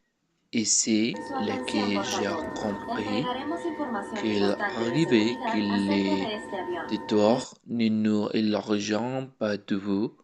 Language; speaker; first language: French; non-native, learner; Spanish